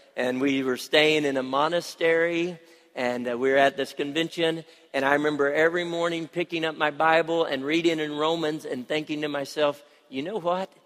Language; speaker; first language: English; native; English